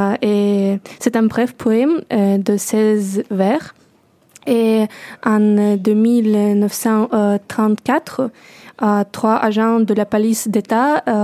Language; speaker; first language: French; non-native, learner; Russian